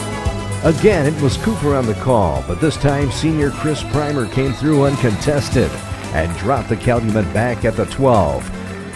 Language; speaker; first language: English; native; English